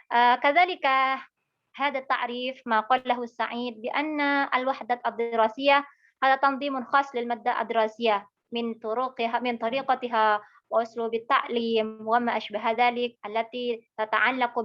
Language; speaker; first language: Arabic; non-native, learner; Indonesian